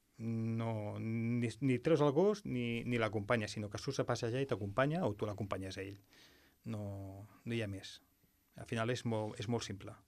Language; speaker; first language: Catalan; non-native, local second language; Spanish